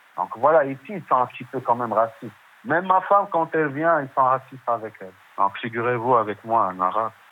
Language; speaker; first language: French; non-native, local second language; Arabic